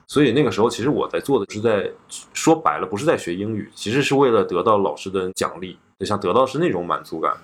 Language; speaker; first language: Chinese; native; Chinese